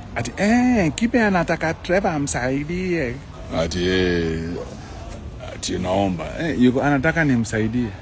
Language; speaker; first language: Swahili; native; Swahili